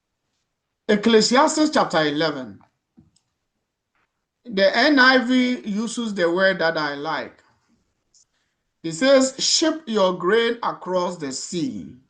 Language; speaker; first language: English; non-native, local second language; Akan